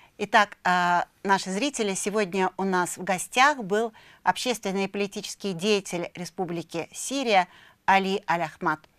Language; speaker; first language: Russian; native; Russian